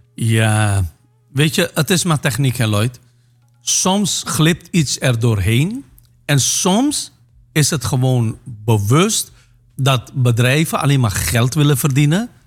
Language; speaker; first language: Dutch; non-native, local second language; Caribbean Hindustani